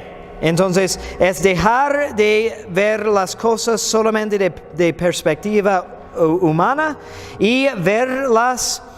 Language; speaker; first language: Spanish; non-native, fluent; English